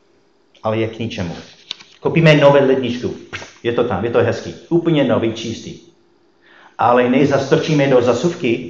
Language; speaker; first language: Czech; non-native, fluent; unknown